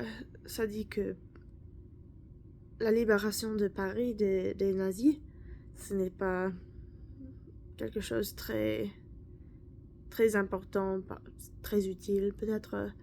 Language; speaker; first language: French; non-native, learner; English